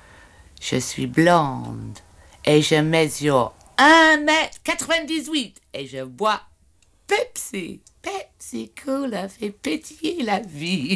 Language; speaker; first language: French; native; French